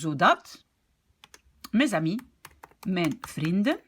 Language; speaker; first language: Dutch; non-native, fluent; French